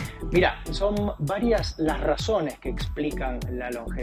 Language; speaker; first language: Spanish; native; Spanish